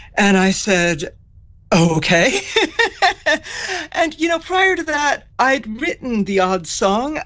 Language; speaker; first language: English; native; English